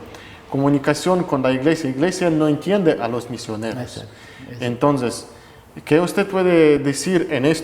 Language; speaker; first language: Spanish; non-native, fluent; Russian